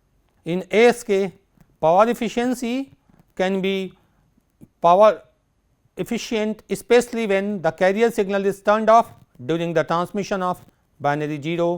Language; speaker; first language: English; non-native, local second language; Hindi